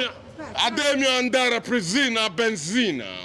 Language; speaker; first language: Italian; non-native, learner; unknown